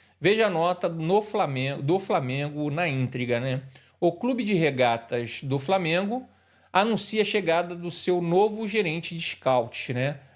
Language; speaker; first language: Portuguese; native; Portuguese